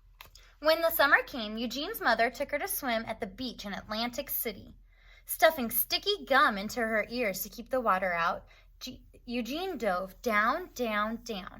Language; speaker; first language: English; native; English